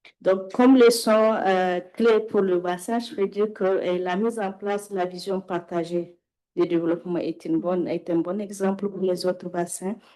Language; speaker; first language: French; non-native, local second language; Wolof